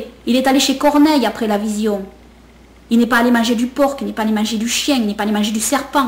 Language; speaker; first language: French; native; French